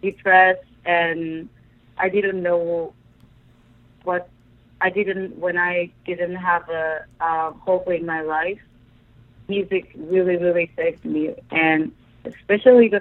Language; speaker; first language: English; non-native, fluent; Japanese